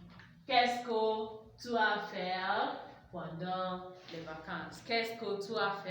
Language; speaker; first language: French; non-native, fluent; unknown